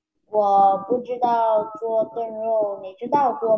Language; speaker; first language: Chinese; non-native, learner; Vietnamese